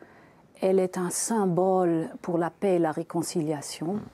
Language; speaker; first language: French; non-native, fluent; German